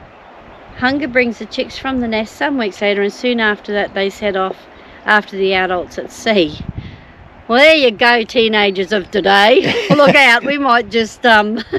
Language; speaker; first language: English; native; English